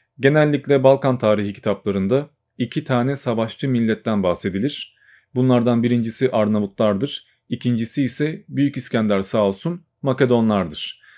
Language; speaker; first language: Turkish; native; Turkish